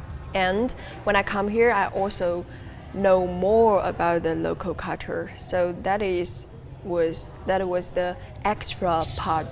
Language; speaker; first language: English; non-native, learner; Chinese